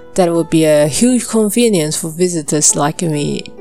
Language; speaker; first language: English; non-native, local second language; Cantonese